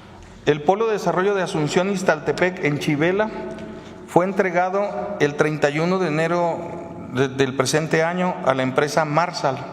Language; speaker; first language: Spanish; native; Spanish